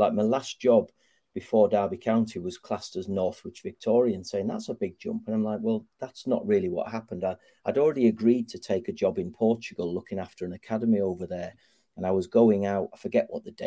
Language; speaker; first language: English; native; English